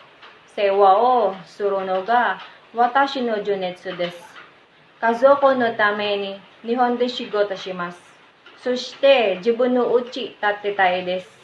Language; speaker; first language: Japanese; non-native, learner; Filipino